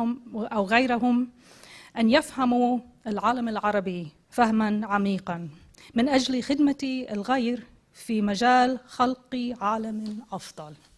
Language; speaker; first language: Arabic; non-native, fluent; English